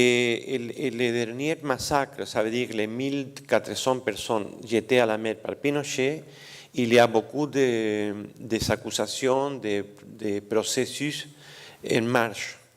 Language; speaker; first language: French; non-native, fluent; Spanish